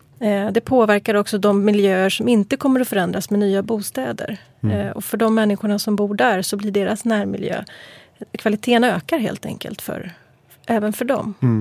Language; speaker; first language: Swedish; native; Swedish